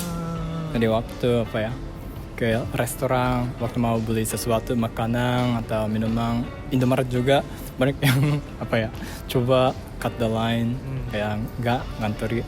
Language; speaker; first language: Indonesian; non-native, fluent; Japanese